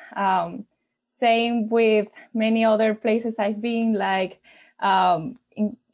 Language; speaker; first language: English; non-native, fluent; Spanish